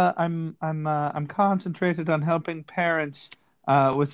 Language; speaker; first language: English; native; English